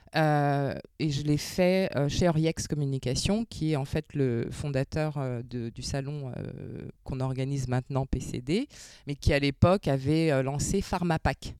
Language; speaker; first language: French; native; French